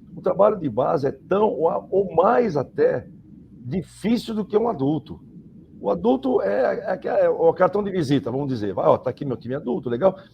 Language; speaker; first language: Portuguese; native; Portuguese